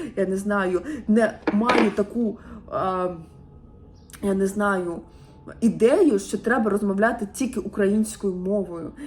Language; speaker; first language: Ukrainian; non-native, local second language; Russian